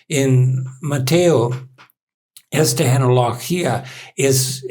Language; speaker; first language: Spanish; non-native, learner; English